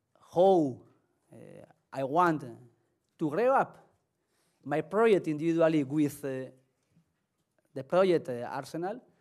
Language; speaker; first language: English; non-native, learner; Spanish